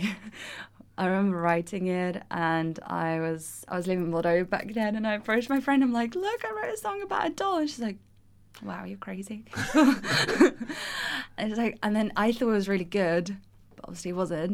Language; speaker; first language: English; non-native, fluent; Russian